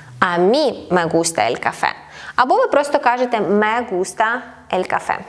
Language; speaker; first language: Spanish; non-native, fluent; Ukrainian